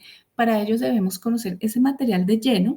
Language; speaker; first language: Spanish; native; Spanish